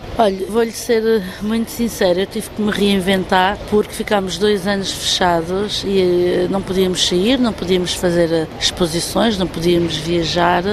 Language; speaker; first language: Portuguese; native; Portuguese